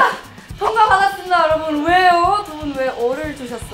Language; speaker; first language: Korean; non-native, fluent; Thai